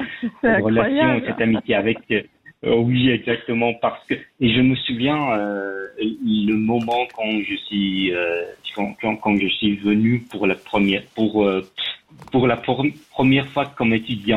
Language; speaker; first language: French; non-native, fluent; Persian